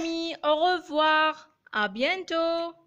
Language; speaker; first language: French; non-native, local second language; Arabic